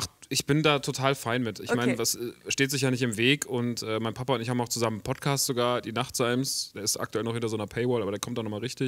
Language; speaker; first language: German; native; German